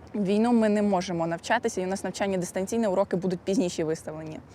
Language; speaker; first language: Ukrainian; native; Ukrainian